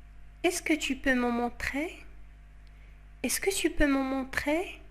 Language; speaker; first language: French; non-native, fluent; Arabic